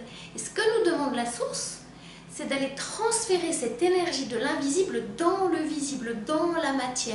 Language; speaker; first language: French; native; French